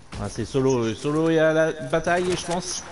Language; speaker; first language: French; native; French